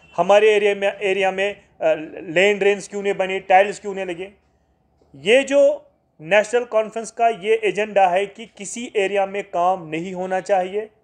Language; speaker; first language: Hindi; non-native, local second language; Kashmiri